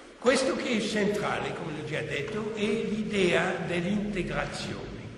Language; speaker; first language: Italian; non-native, fluent; French